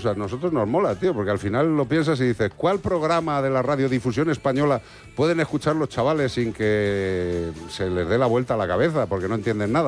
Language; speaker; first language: Spanish; native; Spanish